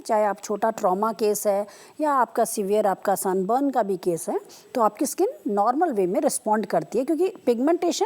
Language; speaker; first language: Hindi; native; Hindi